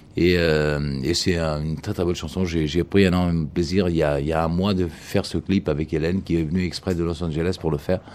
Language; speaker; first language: French; early bilingual, other home language; Portuguese